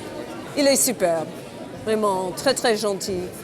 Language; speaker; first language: French; non-native, fluent; English